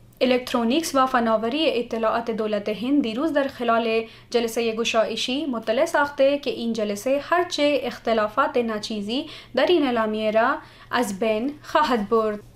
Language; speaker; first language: Persian; non-native, fluent; Hindi